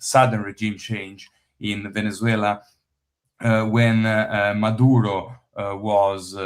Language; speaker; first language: English; non-native, fluent; Italian